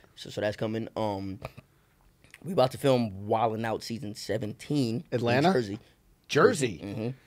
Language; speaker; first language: English; native; English